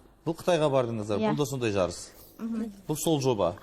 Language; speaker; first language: Kazakh; native; Kazakh